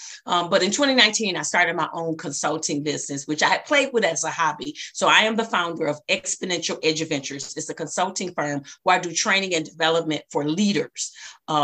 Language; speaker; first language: English; native; English